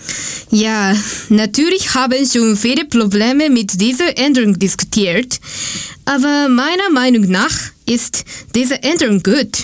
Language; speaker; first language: German; non-native, learner; Japanese